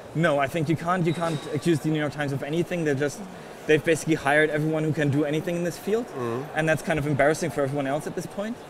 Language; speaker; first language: English; non-native, fluent; German